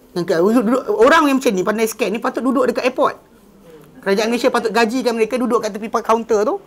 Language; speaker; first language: Malay; native; Malay